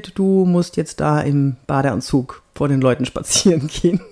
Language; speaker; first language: German; native; German